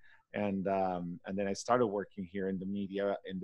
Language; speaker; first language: English; non-native, fluent; Spanish